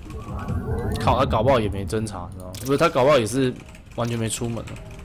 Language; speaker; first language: Chinese; native; Chinese